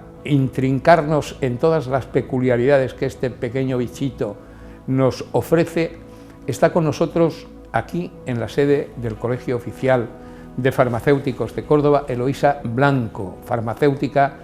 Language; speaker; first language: Spanish; native; Spanish